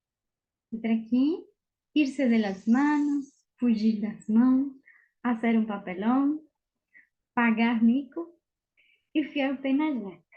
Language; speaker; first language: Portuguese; non-native, fluent; Spanish